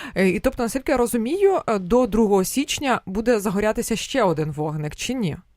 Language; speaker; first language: Ukrainian; native; Ukrainian